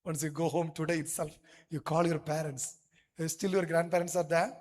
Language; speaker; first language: English; non-native, local second language; Malayalam